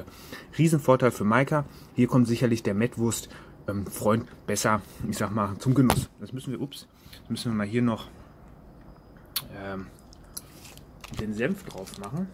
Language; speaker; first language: German; native; German